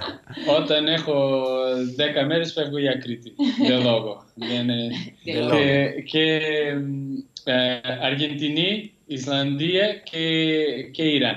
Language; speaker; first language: Greek; non-native, learner; Portuguese